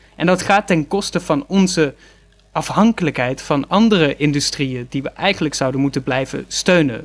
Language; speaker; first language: Dutch; native; Dutch